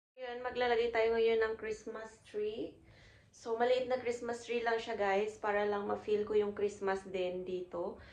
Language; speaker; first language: Filipino; native; Filipino